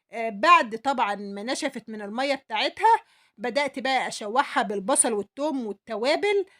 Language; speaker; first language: Arabic; native; Arabic